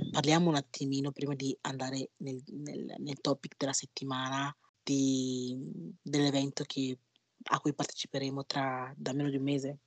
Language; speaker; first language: Italian; early bilingual, other home language; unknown